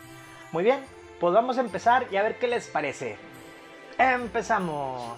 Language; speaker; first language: Spanish; native; Spanish